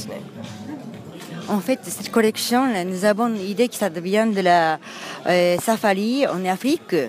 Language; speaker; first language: French; non-native, learner; Japanese